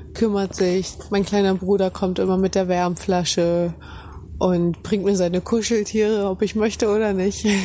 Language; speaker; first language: German; native; German